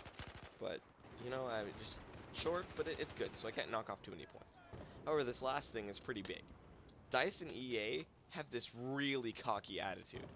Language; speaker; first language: English; native; English